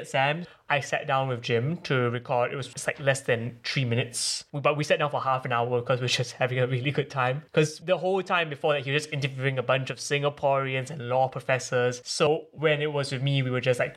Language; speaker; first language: English; native; English